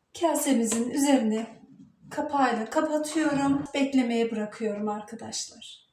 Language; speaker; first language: Turkish; native; Turkish